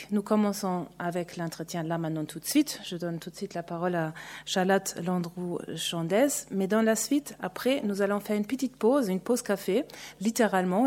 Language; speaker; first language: French; native; French